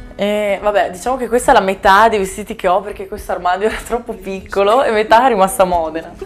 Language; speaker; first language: Italian; early bilingual, other home language; Albanian